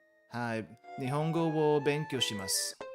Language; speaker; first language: Japanese; non-native, learner; English